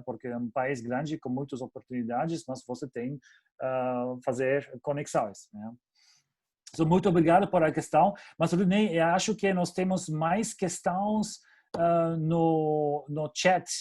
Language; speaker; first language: Portuguese; non-native, fluent; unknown